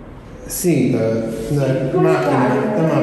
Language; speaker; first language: Italian; non-native, learner; English